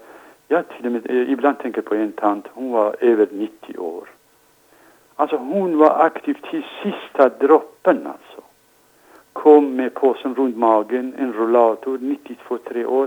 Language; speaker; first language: Swedish; non-native, fluent; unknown